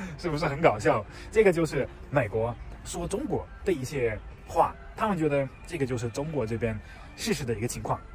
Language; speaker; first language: Chinese; non-native, fluent; German